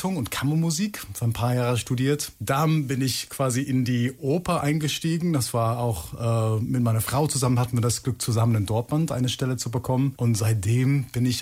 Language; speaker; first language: German; non-native, fluent; English